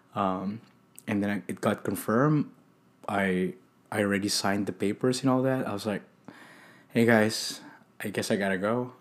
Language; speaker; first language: English; non-native, local second language; Filipino